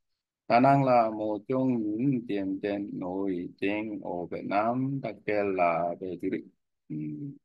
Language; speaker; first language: Vietnamese; non-native, learner; Korean